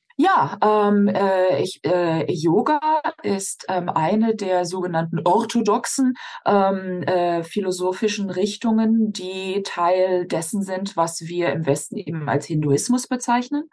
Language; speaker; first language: German; native; German